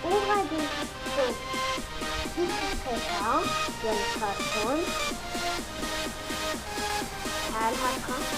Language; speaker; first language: Arabic; native; Arabic